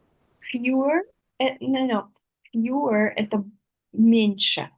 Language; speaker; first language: Russian; native; Russian